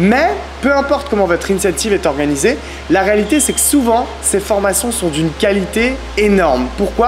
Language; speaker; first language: French; native; French